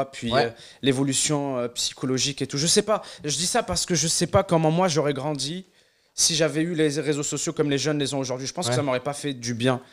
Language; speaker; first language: French; non-native, local second language; Arabic